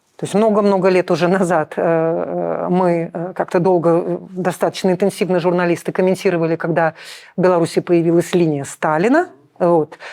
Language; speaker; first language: Russian; native; Russian